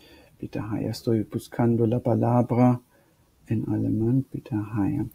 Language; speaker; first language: Spanish; non-native, fluent; German